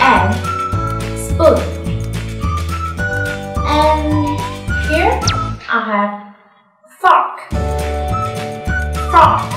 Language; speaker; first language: English; non-native, learner; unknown